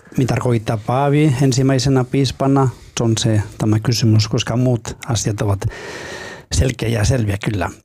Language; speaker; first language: Finnish; non-native, fluent; Spanish